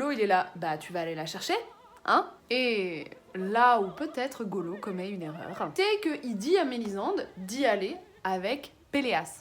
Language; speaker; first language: French; native; French